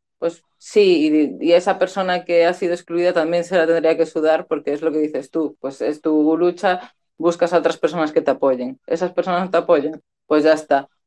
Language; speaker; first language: Spanish; native; Spanish